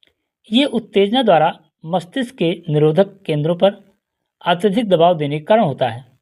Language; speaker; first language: Hindi; native; Hindi